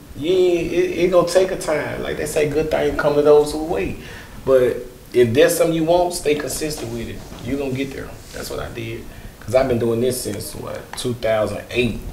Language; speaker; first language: English; native; English